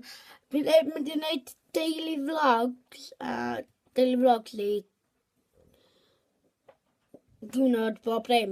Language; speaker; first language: Welsh; non-native, local second language; English